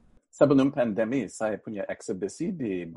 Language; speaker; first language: Indonesian; non-native, fluent; English